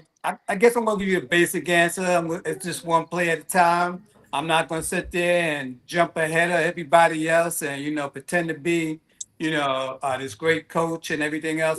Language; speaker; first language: English; native; English